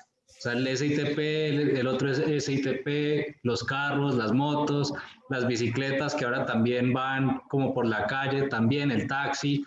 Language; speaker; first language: Spanish; native; Spanish